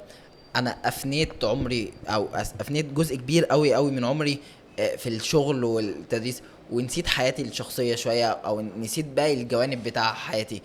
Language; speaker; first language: Arabic; native; Arabic